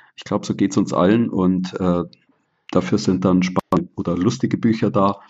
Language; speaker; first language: German; native; German